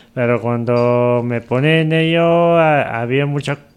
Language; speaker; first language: Spanish; non-native, fluent; Arabic